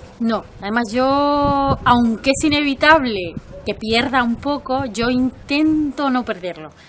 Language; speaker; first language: Spanish; native; Spanish